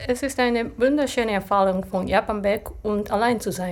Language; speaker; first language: German; non-native, fluent; Japanese